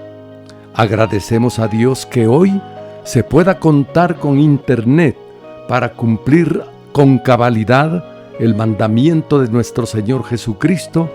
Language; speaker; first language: Spanish; native; Spanish